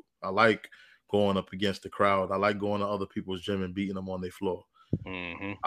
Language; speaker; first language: English; native; English